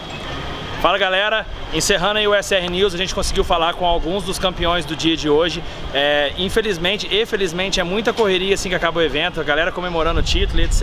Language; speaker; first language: Portuguese; native; Portuguese